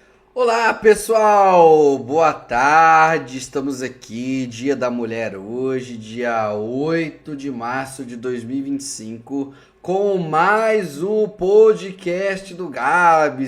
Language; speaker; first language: Portuguese; native; Portuguese